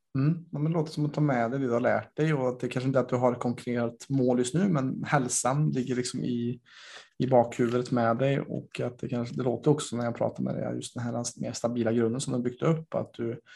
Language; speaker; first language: Swedish; native; Swedish